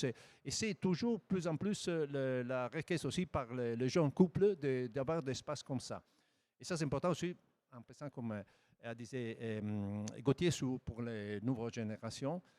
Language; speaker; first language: French; non-native, fluent; Italian